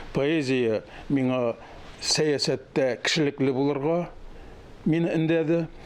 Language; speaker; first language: Tatar; native; Tatar